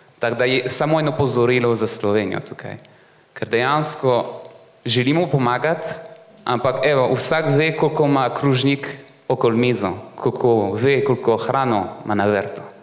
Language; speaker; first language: Slovenian; non-native, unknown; French